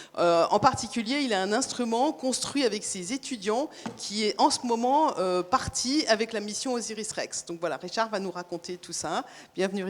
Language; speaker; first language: French; native; French